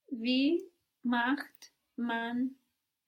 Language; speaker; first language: German; non-native, learner; English